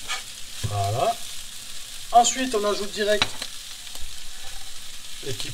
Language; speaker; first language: French; native; French